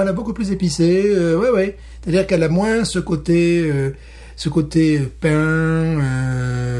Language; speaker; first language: French; native; French